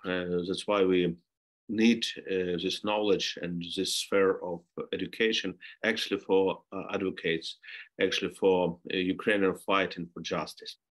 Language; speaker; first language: English; non-native, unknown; Ukrainian